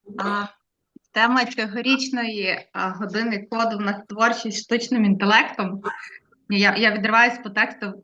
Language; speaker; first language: Ukrainian; native; Ukrainian